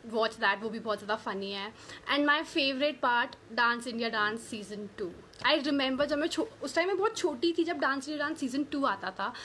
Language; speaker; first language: Hindi; native; Hindi